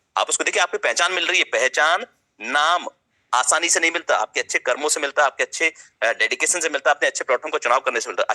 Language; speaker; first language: Hindi; native; Hindi